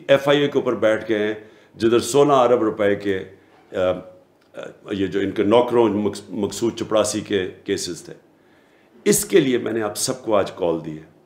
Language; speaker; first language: Urdu; native; Urdu